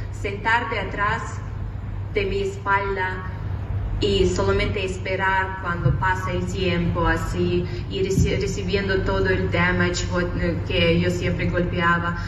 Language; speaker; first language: Spanish; non-native, fluent; Russian